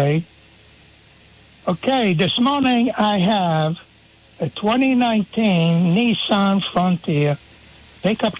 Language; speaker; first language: English; non-native, fluent; French